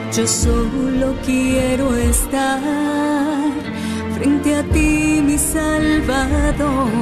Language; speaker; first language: Spanish; native; Spanish